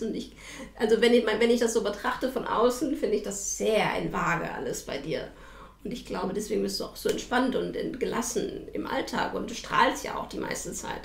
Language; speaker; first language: German; native; German